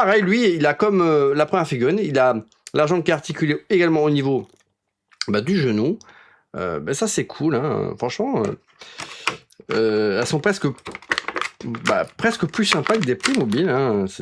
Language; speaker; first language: French; native; French